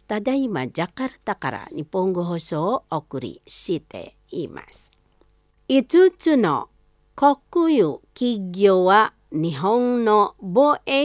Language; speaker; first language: Japanese; non-native, fluent; Indonesian